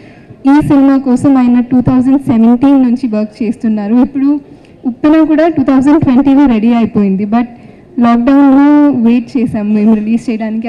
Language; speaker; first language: Telugu; non-native, fluent; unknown